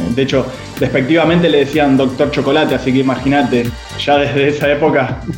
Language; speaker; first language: Spanish; native; Spanish